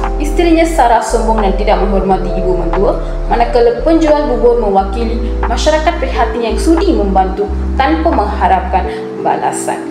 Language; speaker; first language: Malay; non-native, local second language; Tamil